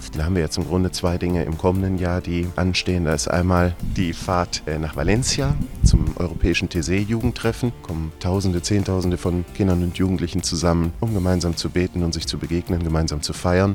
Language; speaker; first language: German; native; German